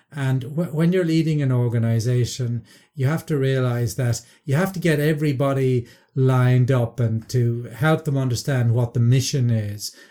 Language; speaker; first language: English; native; English